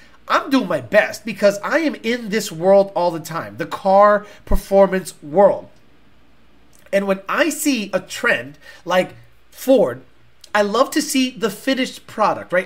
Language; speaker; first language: English; native; English